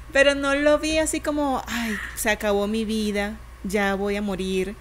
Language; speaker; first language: Spanish; native; Spanish